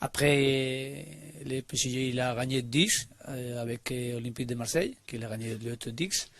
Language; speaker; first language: French; non-native, learner; Spanish